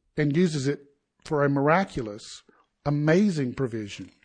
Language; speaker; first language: English; native; English